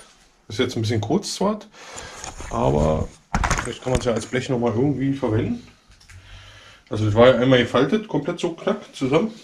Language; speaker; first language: German; native; German